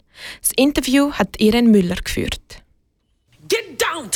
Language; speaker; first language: German; native; German